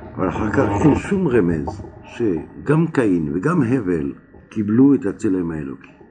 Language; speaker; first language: Hebrew; non-native, fluent; French